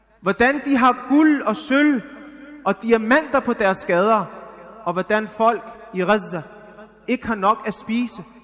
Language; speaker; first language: Danish; early bilingual, other home language; Arabic